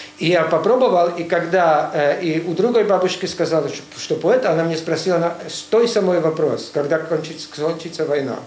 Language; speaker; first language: Russian; non-native, learner; Czech